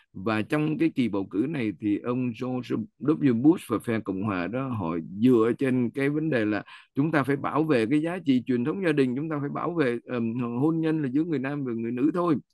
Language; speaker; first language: Vietnamese; native; Vietnamese